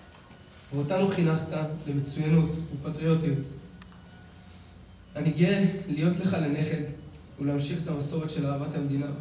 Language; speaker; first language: Hebrew; native; Hebrew